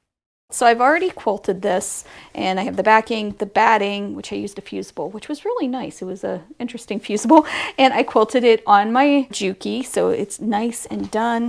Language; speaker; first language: English; native; English